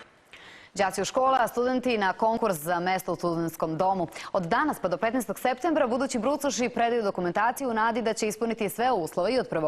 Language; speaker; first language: Serbian; native; Serbian